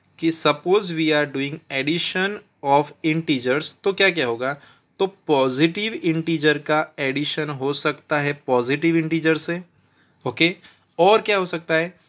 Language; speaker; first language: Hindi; non-native, local second language; Gujarati